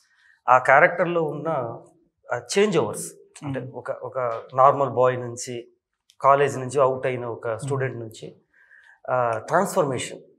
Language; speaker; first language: Telugu; native; Telugu